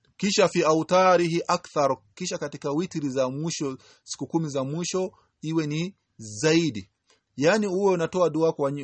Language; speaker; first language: Swahili; native; Swahili